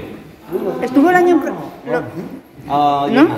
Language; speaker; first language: Spanish; native; Spanish